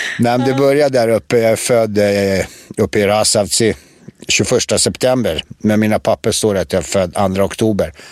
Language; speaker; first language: Swedish; early bilingual, other home language; Serbian